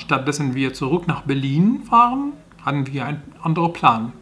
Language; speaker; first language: German; non-native, learner; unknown